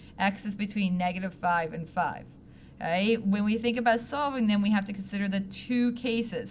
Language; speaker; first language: English; native; English